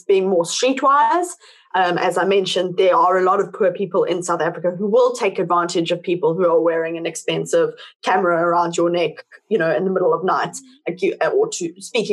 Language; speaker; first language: English; native; English